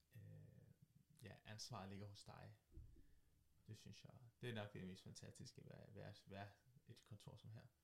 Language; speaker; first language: Danish; early bilingual, other home language; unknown